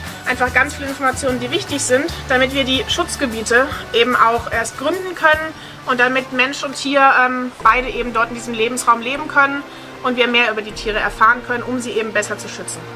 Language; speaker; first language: German; native; German